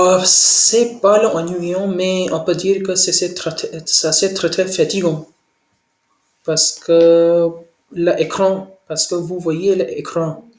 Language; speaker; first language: French; non-native, learner; Hindi